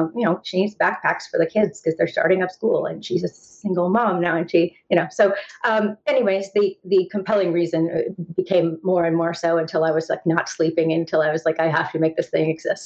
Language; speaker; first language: English; native; English